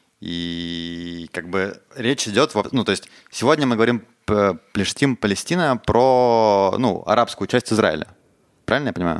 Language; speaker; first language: Russian; native; Russian